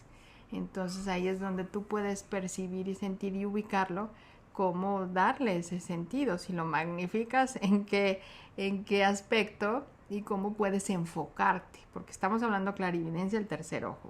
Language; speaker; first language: Spanish; native; Spanish